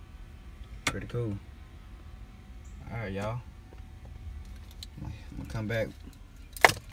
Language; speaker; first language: English; native; English